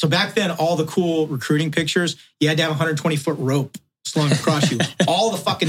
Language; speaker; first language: English; native; English